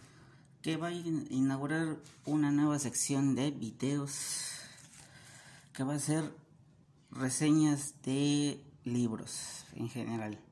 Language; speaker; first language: Spanish; native; Spanish